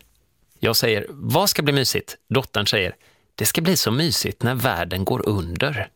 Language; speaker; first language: Swedish; native; Swedish